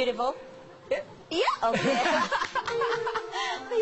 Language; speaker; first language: Indonesian; native; Indonesian